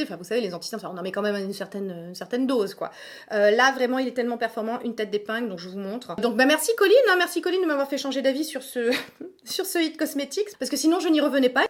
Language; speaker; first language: French; native; French